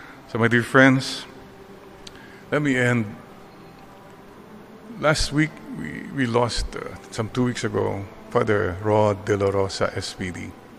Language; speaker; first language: English; non-native, local second language; Filipino